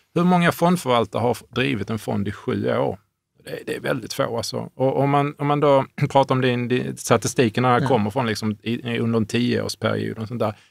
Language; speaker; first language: Swedish; native; Swedish